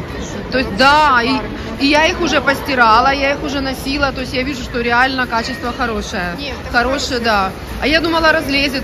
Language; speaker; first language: Russian; native; Russian